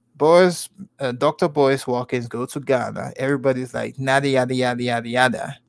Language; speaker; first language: English; non-native, local second language; Igbo